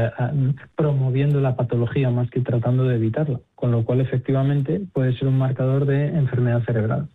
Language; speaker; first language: Spanish; native; Spanish